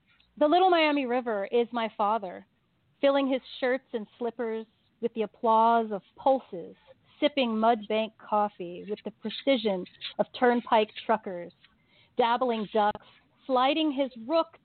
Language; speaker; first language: English; native; English